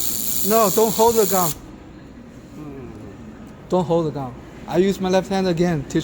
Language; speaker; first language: English; non-native, learner; Chinese